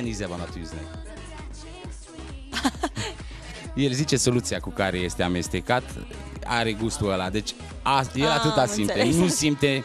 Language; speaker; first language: Romanian; native; Romanian